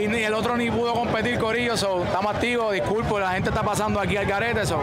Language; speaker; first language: Spanish; native; Spanish